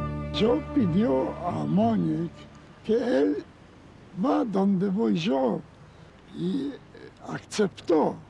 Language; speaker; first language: Spanish; non-native, learner; Yiddish